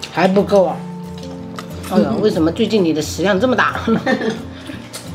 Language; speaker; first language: Chinese; native; Chinese